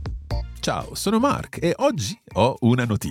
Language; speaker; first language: Italian; non-native, fluent; English